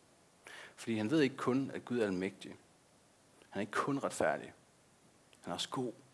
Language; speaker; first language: Danish; native; Danish